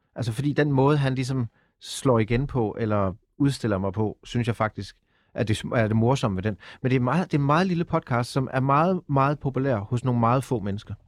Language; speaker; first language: Danish; native; Danish